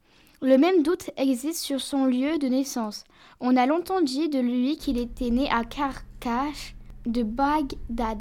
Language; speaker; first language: French; native; French